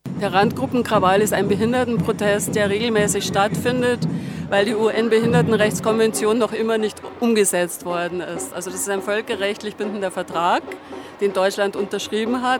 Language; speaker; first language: German; native; German